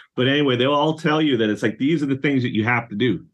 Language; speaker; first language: English; native; English